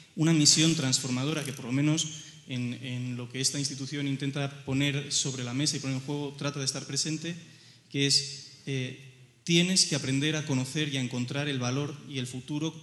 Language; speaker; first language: Spanish; native; Spanish